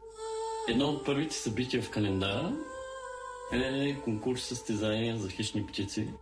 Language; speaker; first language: Bulgarian; native; Bulgarian